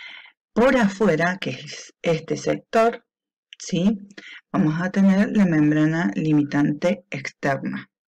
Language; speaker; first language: Spanish; native; Spanish